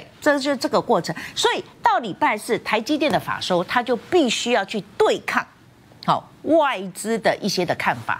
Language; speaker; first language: Chinese; native; Chinese